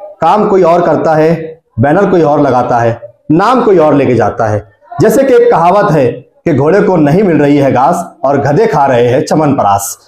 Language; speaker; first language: Hindi; non-native, local second language; Urdu